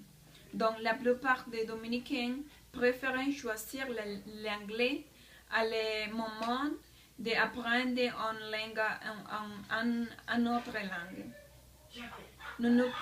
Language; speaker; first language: French; non-native, learner; Spanish